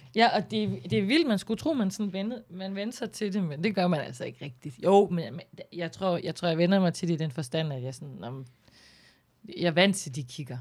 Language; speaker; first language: Danish; native; Danish